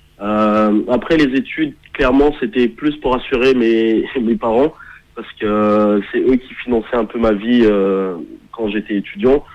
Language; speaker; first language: French; early bilingual, heritage; French